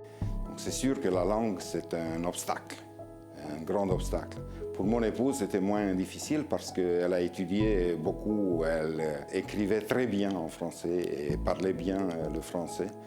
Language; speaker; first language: French; non-native, fluent; Romanian